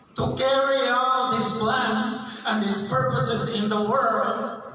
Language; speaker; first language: English; non-native, local second language; Filipino